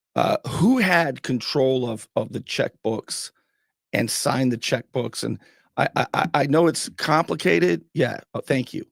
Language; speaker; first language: English; native; English